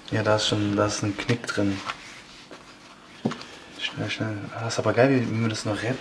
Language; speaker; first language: German; native; German